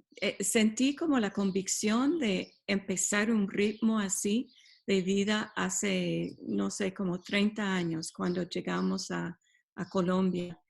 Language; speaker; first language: Spanish; non-native, fluent; English